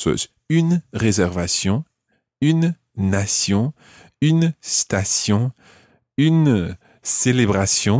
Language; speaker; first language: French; non-native, fluent; English